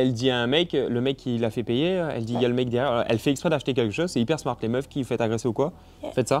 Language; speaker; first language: French; native; French